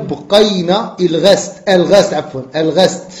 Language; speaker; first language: Arabic; non-native, fluent; French